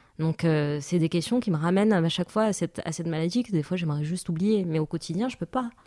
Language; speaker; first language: French; non-native, local second language; Arabic